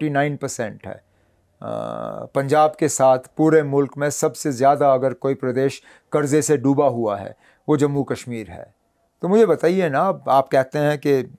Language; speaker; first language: Hindi; non-native, local second language; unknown